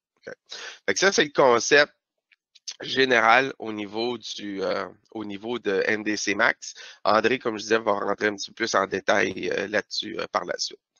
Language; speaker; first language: French; native; French